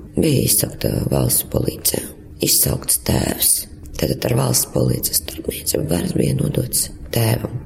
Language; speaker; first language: Latvian; non-native, local second language; Russian